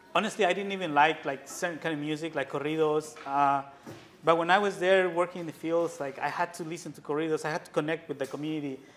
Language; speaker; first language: English; non-native, fluent; Spanish